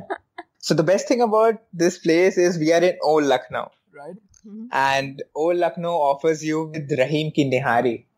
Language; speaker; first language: English; non-native, local second language; Hindi